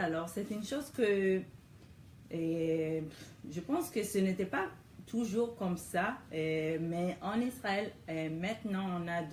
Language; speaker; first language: French; non-native, learner; Hebrew